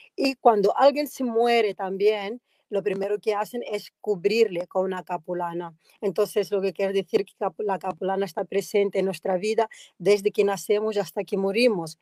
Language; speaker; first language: Spanish; non-native, fluent; Portuguese